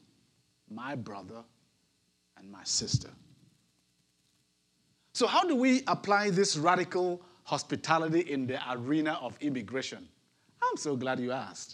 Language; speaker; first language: English; non-native, local second language; Ibibio